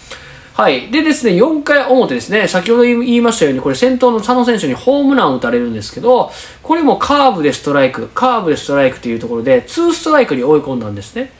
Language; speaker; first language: Japanese; native; Japanese